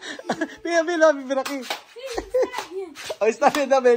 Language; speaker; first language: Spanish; non-native, learner; Filipino